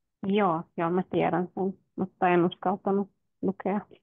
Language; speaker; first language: Finnish; non-native, fluent; Turkish